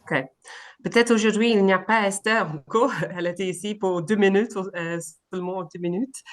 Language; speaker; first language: French; non-native, learner; English